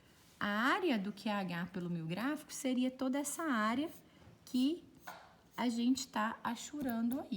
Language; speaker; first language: Portuguese; native; Portuguese